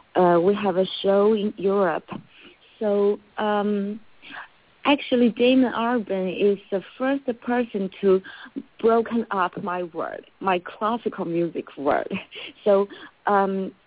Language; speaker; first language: English; non-native, learner; Chinese